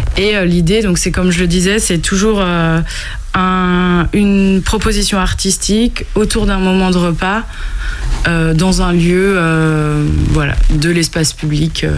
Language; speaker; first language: French; native; French